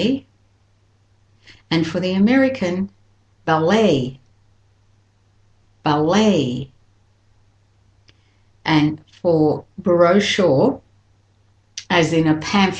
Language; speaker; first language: English; native; English